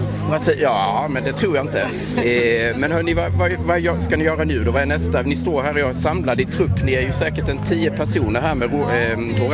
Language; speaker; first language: Swedish; native; Swedish